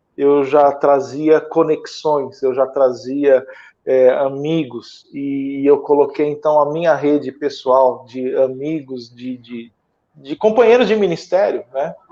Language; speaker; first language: Portuguese; native; Portuguese